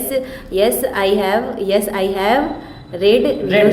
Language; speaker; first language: English; non-native, learner; Hindi